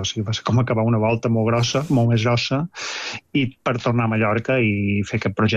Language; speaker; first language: Catalan; native; Catalan